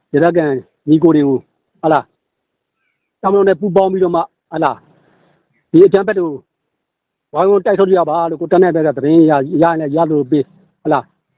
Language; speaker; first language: Burmese; native; Burmese